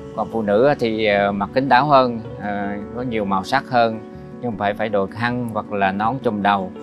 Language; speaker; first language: Vietnamese; non-native, local second language; Western Cham